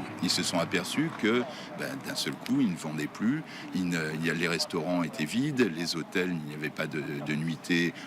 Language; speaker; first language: French; native; French